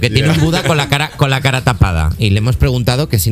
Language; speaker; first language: Spanish; native; Spanish